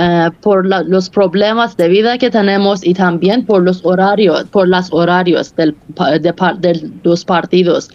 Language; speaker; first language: Spanish; non-native, local second language; Persian